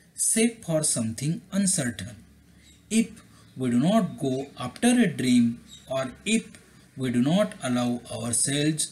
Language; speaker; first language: English; non-native, local second language; Marathi